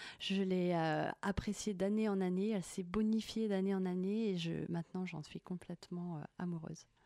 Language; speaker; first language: French; native; French